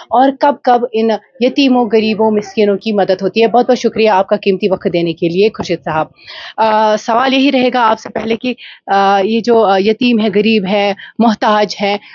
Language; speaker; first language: Hindi; non-native, local second language; Kashmiri